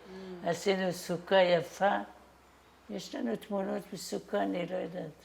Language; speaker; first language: Hebrew; non-native, fluent; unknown